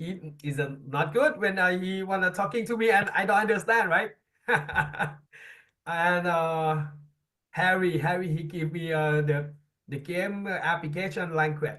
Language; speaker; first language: English; non-native, learner; Thai